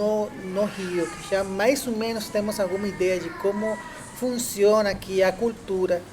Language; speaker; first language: Portuguese; non-native, fluent; Spanish